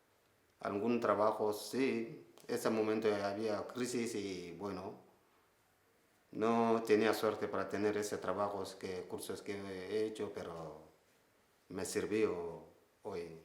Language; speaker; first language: Spanish; non-native, learner; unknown